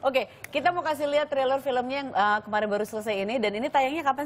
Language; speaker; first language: Indonesian; native; Indonesian